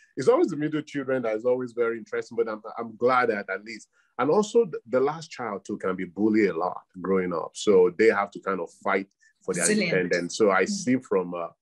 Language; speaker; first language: English; non-native, local second language; Yoruba